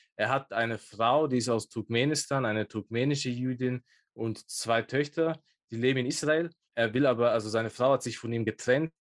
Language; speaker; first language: German; early bilingual, other home language; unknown